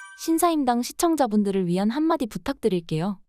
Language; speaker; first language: Korean; native; Korean